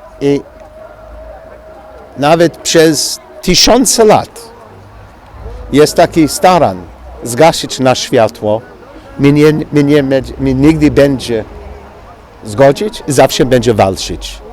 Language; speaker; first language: Polish; non-native, learner; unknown